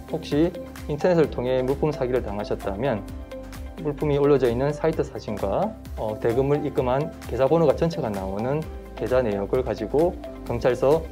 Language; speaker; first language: Korean; native; Korean